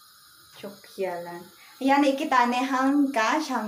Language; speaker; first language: Turkish; non-native, learner; Filipino